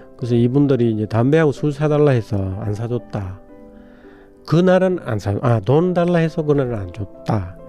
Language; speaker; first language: Korean; non-native, fluent; Bangla